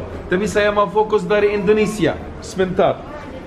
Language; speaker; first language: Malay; non-native, learner; Arabic